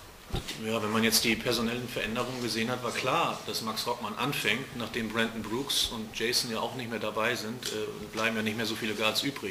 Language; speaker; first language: German; native; German